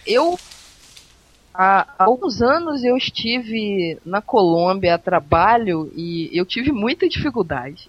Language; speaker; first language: Portuguese; native; Portuguese